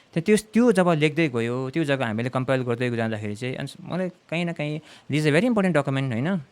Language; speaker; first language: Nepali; non-native, local second language; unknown